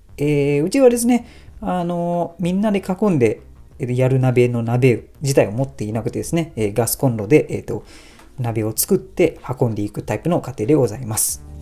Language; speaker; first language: Japanese; non-native, fluent; Malay